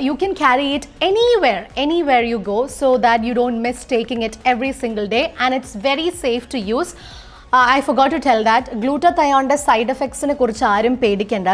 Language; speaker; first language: English; non-native, local second language; Malayalam